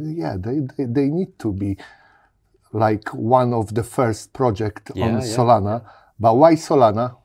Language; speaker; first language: English; non-native, learner; Polish